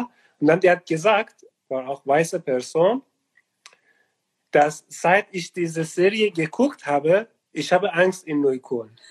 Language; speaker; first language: German; non-native, learner; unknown